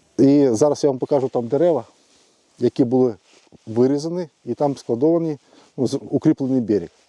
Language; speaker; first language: Ukrainian; non-native, local second language; Russian